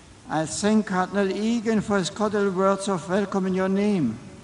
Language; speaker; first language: English; non-native, fluent; German